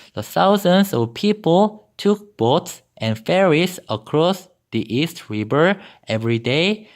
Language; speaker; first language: English; non-native, fluent; Korean